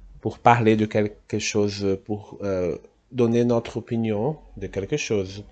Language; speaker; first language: French; non-native, fluent; Portuguese